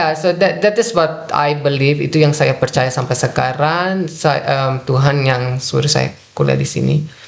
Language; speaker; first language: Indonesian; non-native, fluent; Dutch